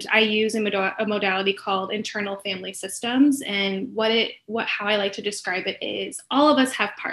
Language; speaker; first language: English; native; English